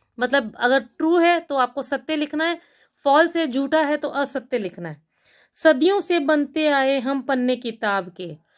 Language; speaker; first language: Hindi; native; Hindi